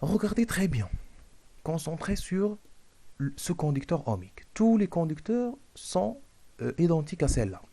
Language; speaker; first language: French; non-native, local second language; Arabic